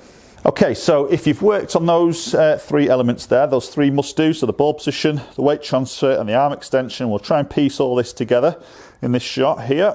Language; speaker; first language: English; native; English